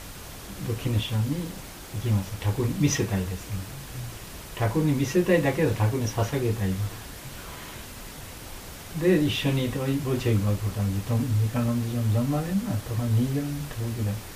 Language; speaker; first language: Japanese; non-native, learner; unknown